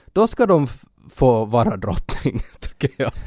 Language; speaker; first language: Swedish; native; Swedish